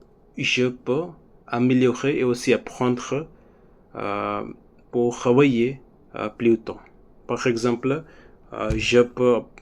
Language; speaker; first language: French; non-native, learner; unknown